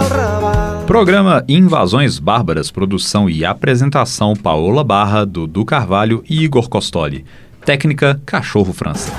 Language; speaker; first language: Portuguese; native; Portuguese